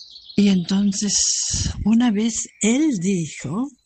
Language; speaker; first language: Spanish; non-native, fluent; German